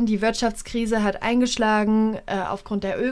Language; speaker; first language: German; native; German